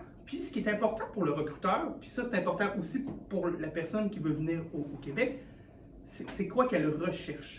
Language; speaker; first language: French; native; French